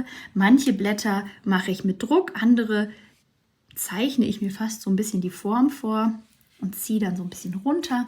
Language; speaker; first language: German; native; German